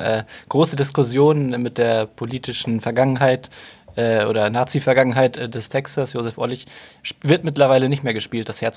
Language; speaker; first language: German; native; German